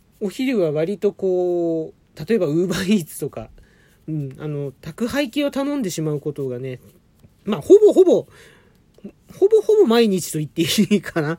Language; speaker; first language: Japanese; native; Japanese